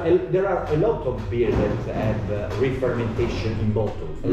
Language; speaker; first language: English; non-native, learner; Italian